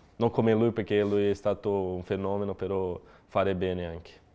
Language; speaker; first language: Italian; non-native, fluent; Portuguese